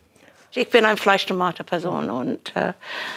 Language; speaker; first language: German; non-native, fluent; English